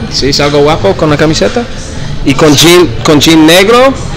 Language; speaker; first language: Spanish; non-native, learner; English